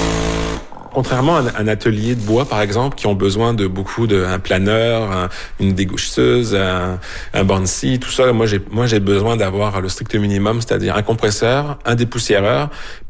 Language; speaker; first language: French; native; French